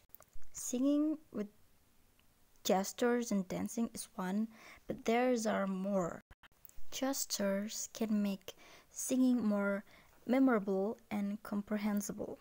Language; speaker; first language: English; non-native, learner; Indonesian